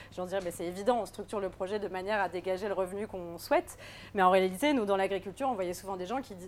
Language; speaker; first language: French; native; French